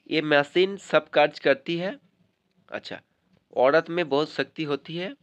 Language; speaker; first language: Hindi; non-native, local second language; Bangla